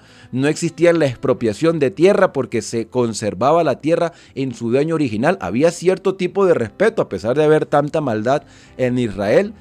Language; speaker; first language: Spanish; native; Spanish